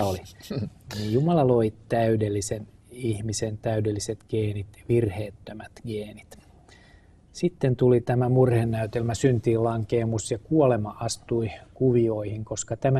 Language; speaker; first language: Finnish; native; Finnish